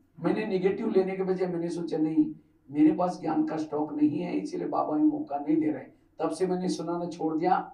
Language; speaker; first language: Hindi; non-native, local second language; Marathi